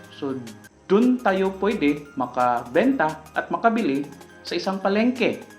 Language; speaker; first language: Filipino; non-native, local second language; Cebuano